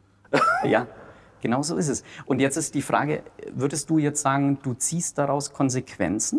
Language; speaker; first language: German; native; German